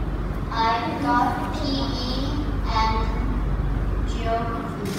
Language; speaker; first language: English; non-native, learner; Vietnamese